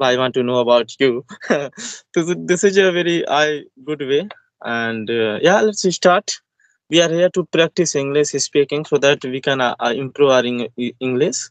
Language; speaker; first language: English; non-native, learner; Hindi